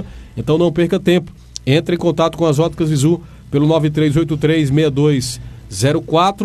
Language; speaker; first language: Portuguese; native; Portuguese